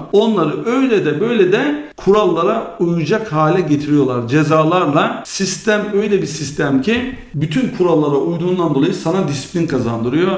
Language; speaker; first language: Turkish; early bilingual, heritage; Turkish